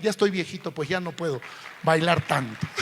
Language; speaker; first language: Spanish; native; Spanish